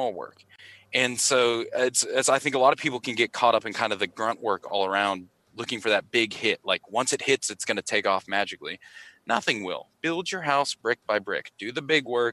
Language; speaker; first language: English; native; English